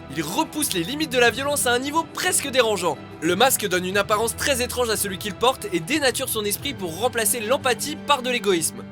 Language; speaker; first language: French; native; French